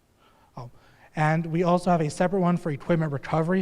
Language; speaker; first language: English; native; English